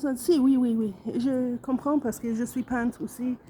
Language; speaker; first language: French; non-native, learner; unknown